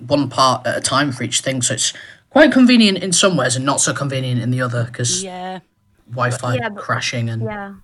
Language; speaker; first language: English; native; English